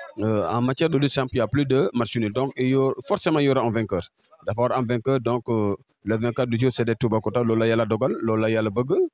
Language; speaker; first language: French; non-native, local second language; Wolof